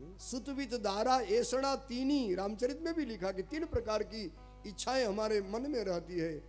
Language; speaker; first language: Hindi; non-native, local second language; Gujarati